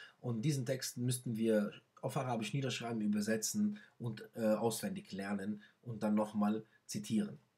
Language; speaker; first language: German; non-native, fluent; Arabic